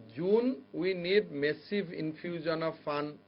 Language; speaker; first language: English; non-native, local second language; Assamese